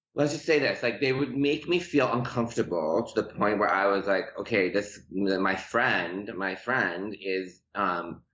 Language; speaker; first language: English; early bilingual, other home language; Persian